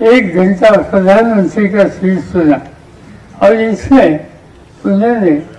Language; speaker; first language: Hindi; non-native, local second language; Marathi